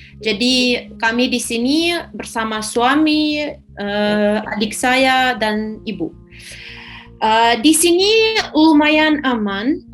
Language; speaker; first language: Indonesian; non-native, fluent; Ukrainian